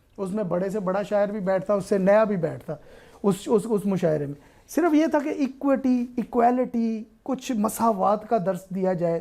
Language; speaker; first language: Urdu; non-native, local second language; Punjabi